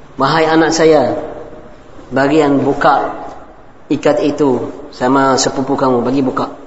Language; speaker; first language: Indonesian; non-native, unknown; Arabic